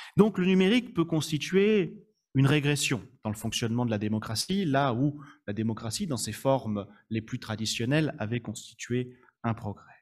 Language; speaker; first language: French; native; French